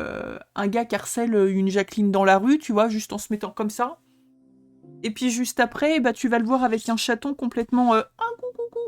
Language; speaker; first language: French; native; French